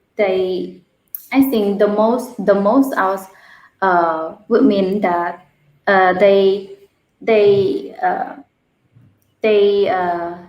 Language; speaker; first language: English; non-native, learner; Khmer